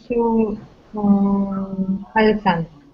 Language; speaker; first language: English; non-native, learner; Russian